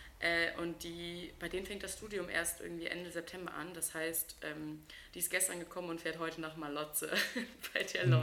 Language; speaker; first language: German; native; German